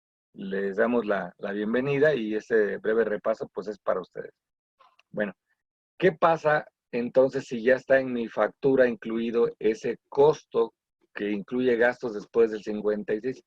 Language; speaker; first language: Spanish; native; Spanish